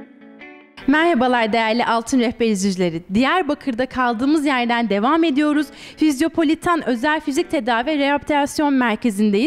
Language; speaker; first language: Turkish; native; Turkish